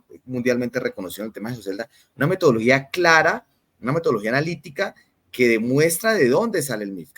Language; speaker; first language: Spanish; native; Spanish